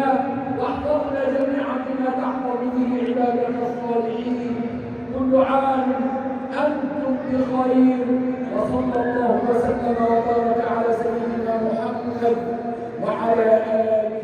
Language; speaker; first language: Arabic; native; Arabic